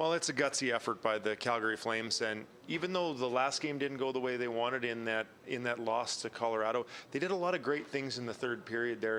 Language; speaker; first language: English; native; English